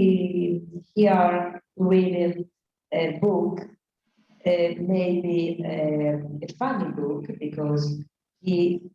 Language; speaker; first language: English; non-native, learner; Italian